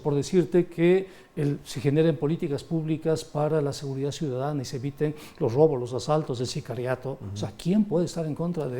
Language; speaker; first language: Spanish; native; Spanish